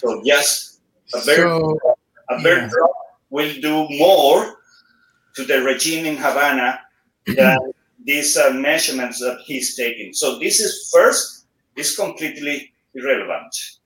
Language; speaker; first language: English; non-native, fluent; Spanish